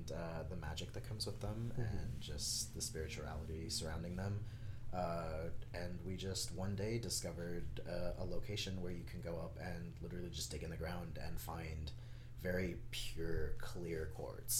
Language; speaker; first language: English; native; English